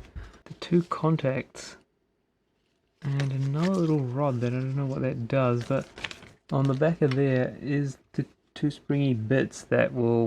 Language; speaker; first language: English; native; English